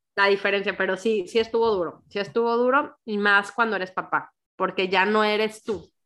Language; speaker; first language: Spanish; native; Spanish